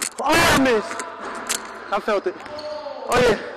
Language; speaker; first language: English; native; English